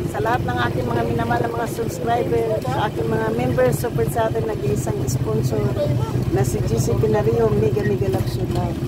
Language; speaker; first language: Filipino; non-native, local second language; Cebuano